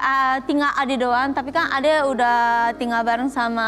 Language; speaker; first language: Indonesian; non-native, fluent; Japanese